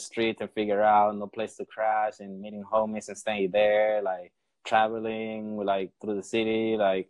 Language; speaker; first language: English; non-native, fluent; Spanish